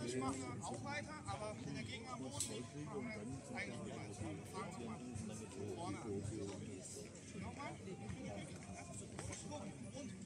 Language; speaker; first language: German; non-native, fluent; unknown